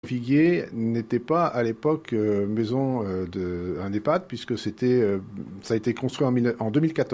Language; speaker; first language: French; native; French